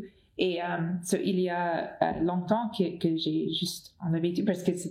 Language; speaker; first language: French; non-native, learner; English